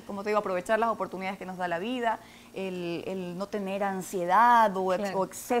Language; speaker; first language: Spanish; native; Spanish